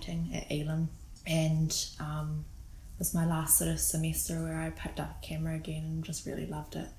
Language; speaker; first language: English; native; English